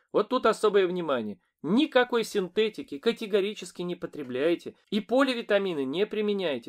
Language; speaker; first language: Russian; native; Russian